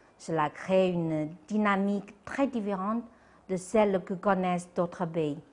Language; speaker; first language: French; non-native, fluent; Chinese